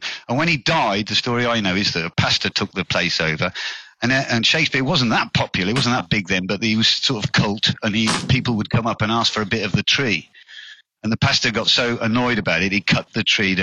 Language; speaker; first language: English; native; English